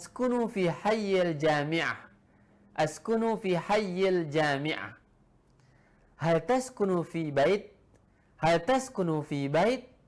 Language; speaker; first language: Arabic; non-native, fluent; Indonesian